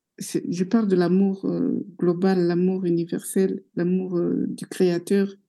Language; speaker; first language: French; non-native, local second language; Rundi